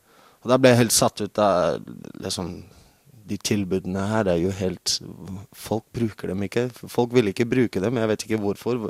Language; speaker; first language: Norwegian; non-native, fluent; English